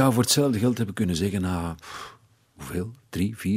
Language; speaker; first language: Dutch; native; Dutch